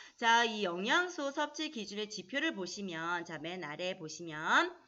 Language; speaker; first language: Korean; native; Korean